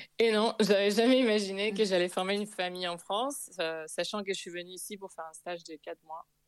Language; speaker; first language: French; non-native, fluent; Spanish